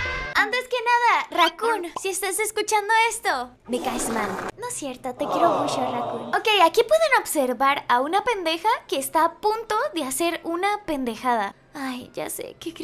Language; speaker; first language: Spanish; native; Spanish